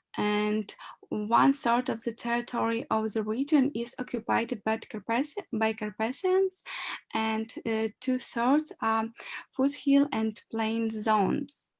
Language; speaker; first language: English; non-native, learner; Ukrainian